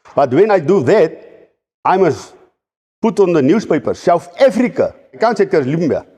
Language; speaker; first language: English; non-native, local second language; Afrikaans